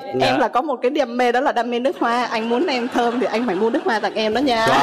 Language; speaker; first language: Vietnamese; native; Vietnamese